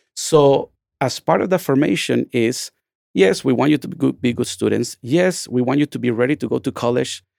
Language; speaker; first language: English; non-native, fluent; Spanish